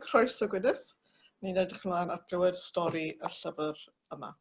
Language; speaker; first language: Welsh; native; Welsh